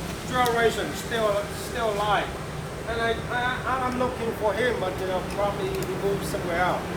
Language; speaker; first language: English; non-native, fluent; Vietnamese